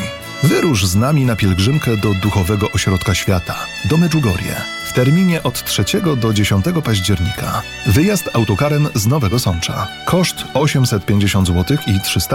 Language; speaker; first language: Polish; native; Polish